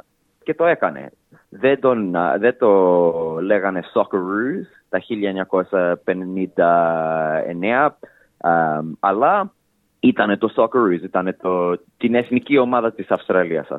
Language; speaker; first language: Greek; early bilingual, heritage; English